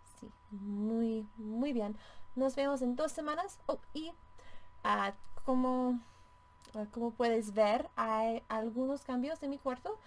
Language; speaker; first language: Spanish; non-native, fluent; English